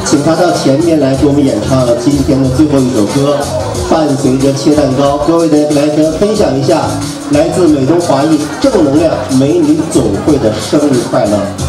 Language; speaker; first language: Chinese; native; Chinese